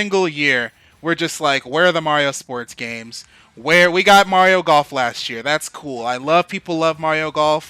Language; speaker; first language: English; native; English